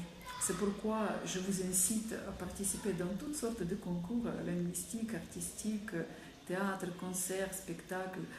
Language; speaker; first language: French; non-native, fluent; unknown